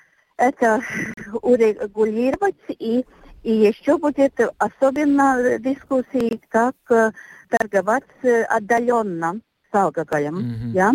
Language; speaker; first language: Russian; non-native, local second language; Latvian